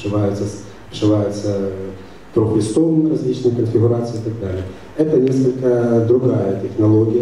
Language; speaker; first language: Russian; native; Russian